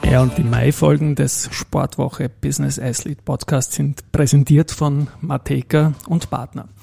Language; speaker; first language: German; native; German